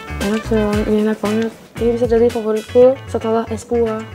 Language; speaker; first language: Indonesian; non-native, fluent; Turkish